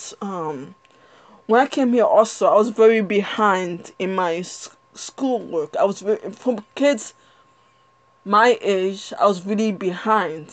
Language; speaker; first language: English; early bilingual, other home language; Haitian Creole